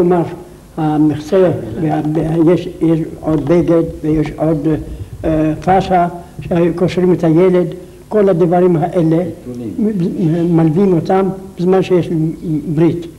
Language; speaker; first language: Hebrew; non-native, local second language; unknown